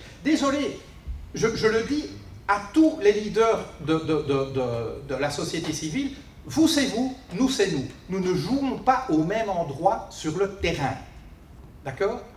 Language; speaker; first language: French; native; French